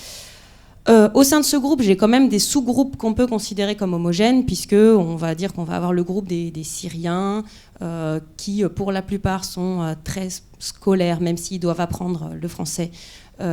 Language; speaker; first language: French; native; French